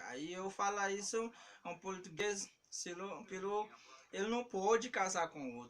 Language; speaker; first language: Portuguese; non-native, learner; Haitian Creole